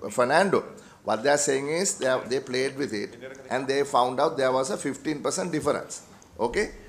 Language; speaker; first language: English; non-native, local second language; Sinhala